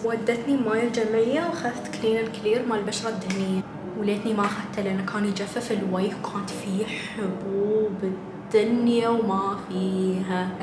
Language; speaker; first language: Arabic; early bilingual, heritage; Arabic